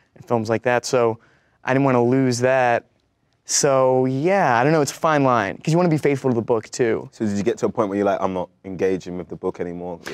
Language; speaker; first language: English; native; English